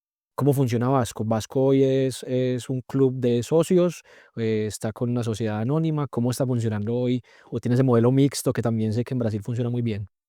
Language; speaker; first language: Spanish; native; Spanish